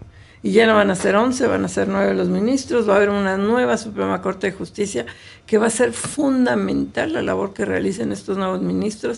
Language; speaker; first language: Spanish; native; Spanish